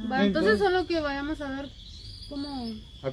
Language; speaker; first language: Spanish; native; Spanish